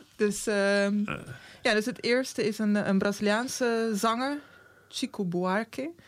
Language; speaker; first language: Dutch; early bilingual, other home language; Portuguese